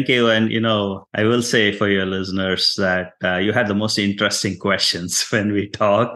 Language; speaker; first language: English; non-native, local second language; Tamil